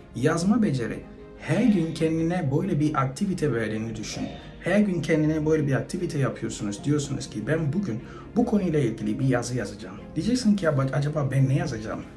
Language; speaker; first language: Turkish; non-native, fluent; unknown